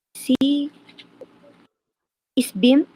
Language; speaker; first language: German; non-native, learner; Filipino